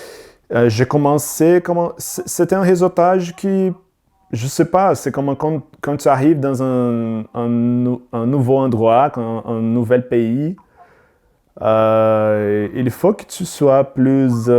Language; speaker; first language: French; non-native, learner; Portuguese